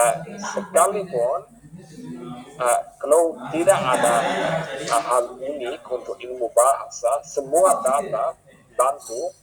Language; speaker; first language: Indonesian; non-native, fluent; English